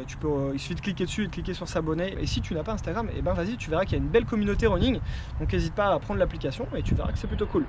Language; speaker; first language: French; native; French